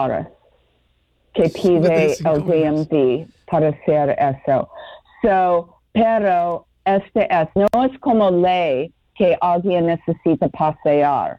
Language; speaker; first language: Spanish; non-native, learner; English